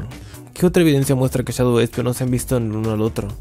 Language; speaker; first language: Spanish; native; Spanish